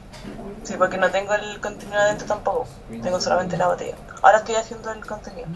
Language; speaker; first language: Spanish; native; Spanish